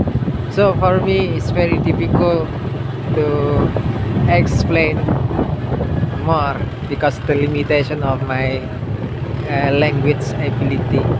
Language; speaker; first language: English; non-native, learner; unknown